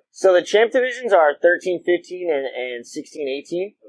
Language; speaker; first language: English; native; English